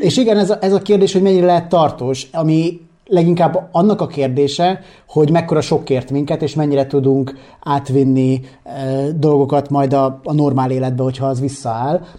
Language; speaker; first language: Hungarian; native; Hungarian